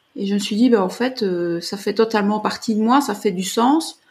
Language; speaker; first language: French; native; French